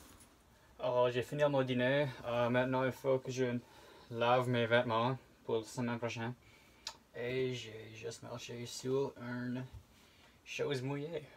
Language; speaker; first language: French; non-native, learner; English